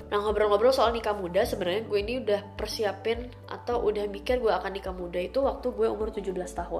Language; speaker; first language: Indonesian; native; Indonesian